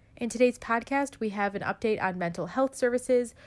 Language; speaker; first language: English; native; English